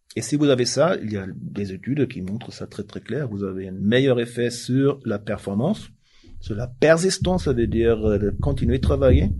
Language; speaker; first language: French; non-native, fluent; German